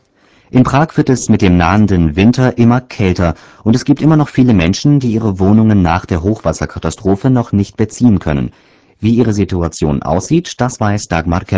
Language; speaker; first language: German; native; German